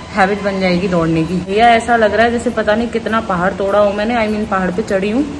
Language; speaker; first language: Hindi; native; Hindi